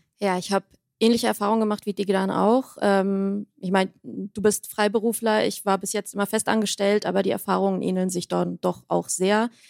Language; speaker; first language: German; early bilingual, other home language; Armenian